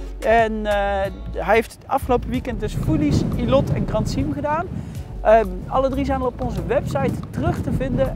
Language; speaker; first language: Dutch; native; Dutch